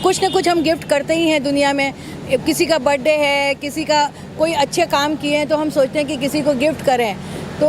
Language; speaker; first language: Hindi; native; Hindi